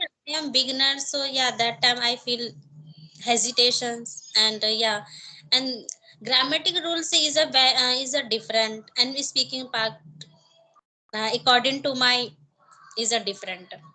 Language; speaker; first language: English; non-native, learner; Hindi